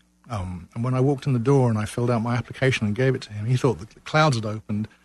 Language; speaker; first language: English; native; English